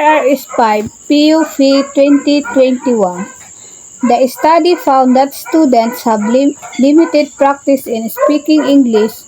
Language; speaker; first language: English; non-native, local second language; Filipino